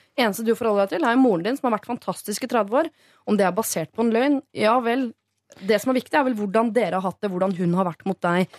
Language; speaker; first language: Norwegian; native; Norwegian